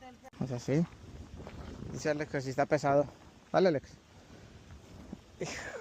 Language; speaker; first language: Spanish; native; Spanish